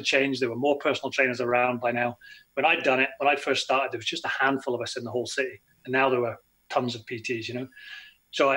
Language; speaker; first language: English; native; English